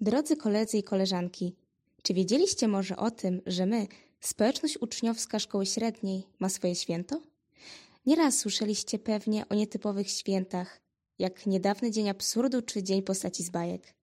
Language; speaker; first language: Polish; native; Polish